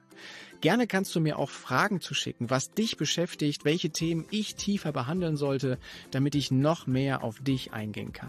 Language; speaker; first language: German; native; German